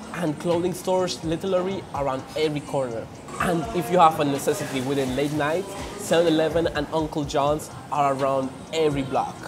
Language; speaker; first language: English; non-native, fluent; Spanish